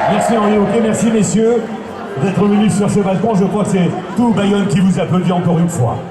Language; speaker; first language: French; native; French